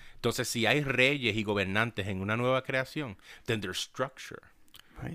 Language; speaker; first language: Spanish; early bilingual, heritage; Spanish